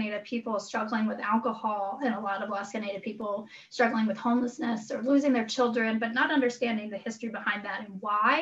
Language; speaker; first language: English; native; English